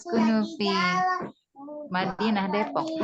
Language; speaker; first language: Arabic; non-native, learner; Indonesian